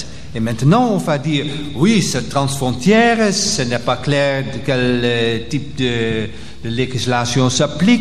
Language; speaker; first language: French; non-native, local second language; Dutch